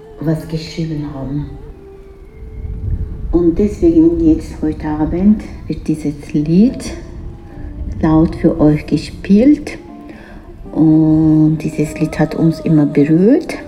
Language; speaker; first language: German; non-native, learner; Kurdish